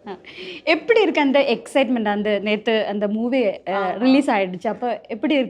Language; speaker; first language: Tamil; non-native, learner; Malayalam